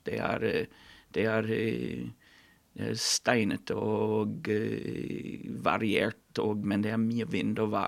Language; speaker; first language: Norwegian; non-native, fluent; English